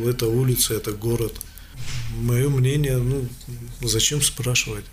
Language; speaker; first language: Russian; non-native, local second language; Tajik